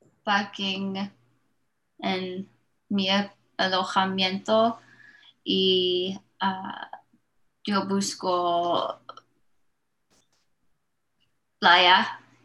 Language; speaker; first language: Spanish; non-native, learner; English